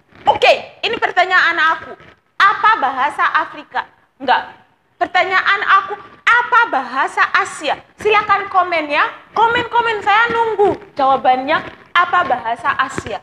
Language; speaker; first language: Indonesian; non-native, fluent; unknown